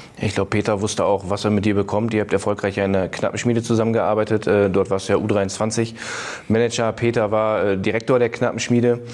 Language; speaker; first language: German; native; German